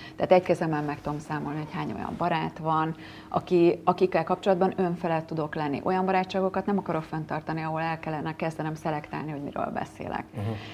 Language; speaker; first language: Hungarian; native; Hungarian